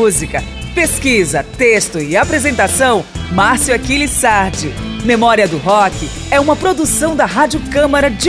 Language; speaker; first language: Portuguese; native; Portuguese